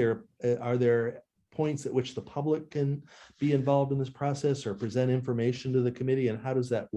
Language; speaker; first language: English; native; English